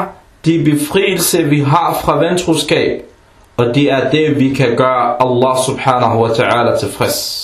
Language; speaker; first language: Danish; early bilingual, other home language; Arabic